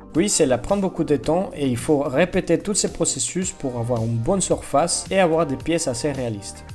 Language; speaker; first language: French; non-native, fluent; Spanish